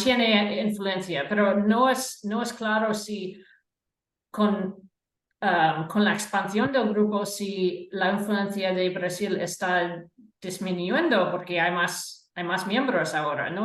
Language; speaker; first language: Spanish; non-native, fluent; English